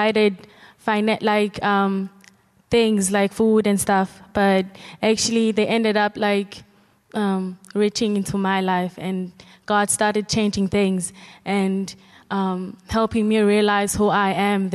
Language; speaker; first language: English; non-native, local second language; Zulu